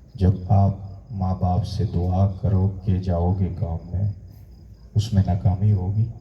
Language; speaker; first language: Urdu; non-native, local second language; Pashto